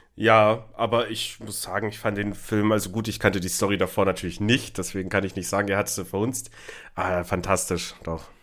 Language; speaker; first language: German; native; German